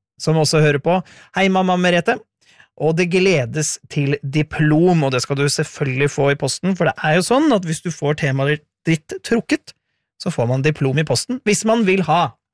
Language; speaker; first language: Norwegian; native; Norwegian